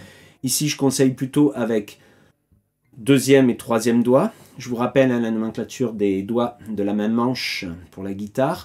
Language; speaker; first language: French; native; French